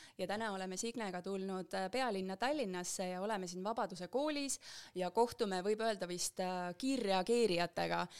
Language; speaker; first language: Estonian; native; Estonian